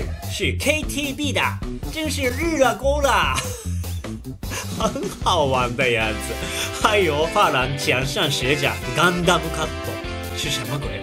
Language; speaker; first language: Chinese; non-native, fluent; Japanese